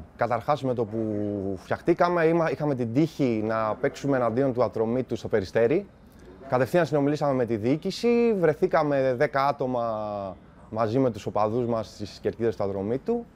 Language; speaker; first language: Greek; native; Greek